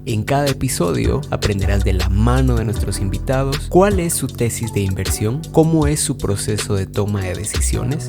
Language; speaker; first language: Spanish; native; Spanish